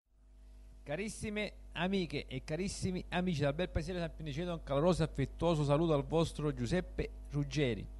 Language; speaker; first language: Italian; native; Italian